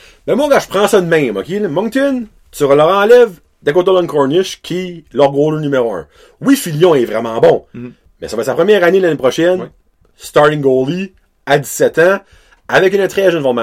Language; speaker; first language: French; native; French